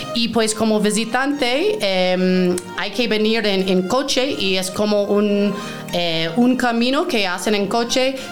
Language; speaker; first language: Spanish; non-native, fluent; English